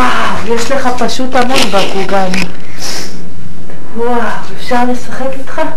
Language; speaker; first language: Hebrew; native; Hebrew